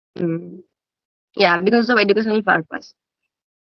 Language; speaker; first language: English; non-native, learner; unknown